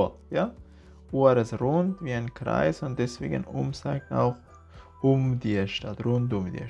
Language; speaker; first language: German; non-native, fluent; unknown